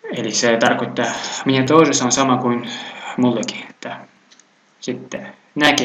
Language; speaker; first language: Finnish; non-native, fluent; Russian